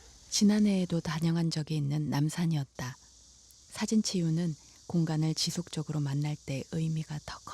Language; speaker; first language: Korean; native; Korean